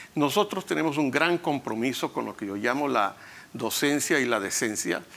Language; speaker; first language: Spanish; native; Spanish